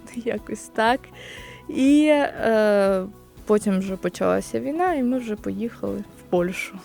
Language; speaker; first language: Ukrainian; native; Ukrainian